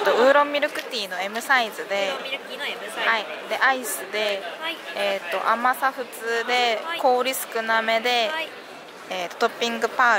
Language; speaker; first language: Japanese; non-native, fluent; Korean